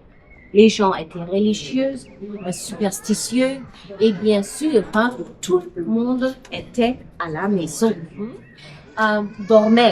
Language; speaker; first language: French; non-native, fluent; German